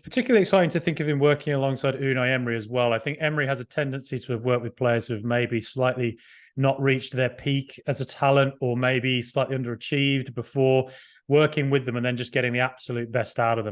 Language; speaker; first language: English; native; English